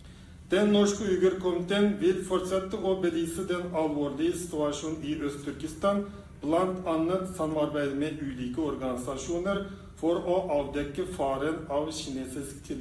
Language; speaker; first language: Norwegian; non-native, fluent; Uyghur